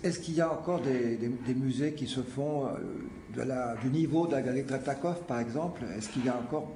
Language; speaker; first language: French; native; French